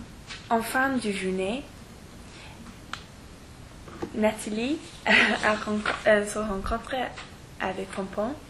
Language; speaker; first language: French; non-native, learner; English